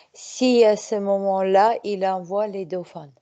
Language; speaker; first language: French; non-native, fluent; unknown